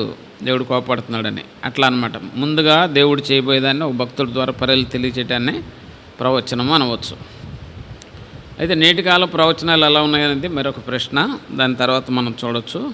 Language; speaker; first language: Telugu; native; Telugu